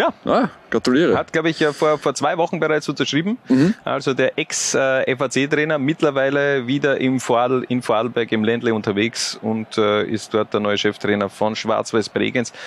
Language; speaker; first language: German; native; German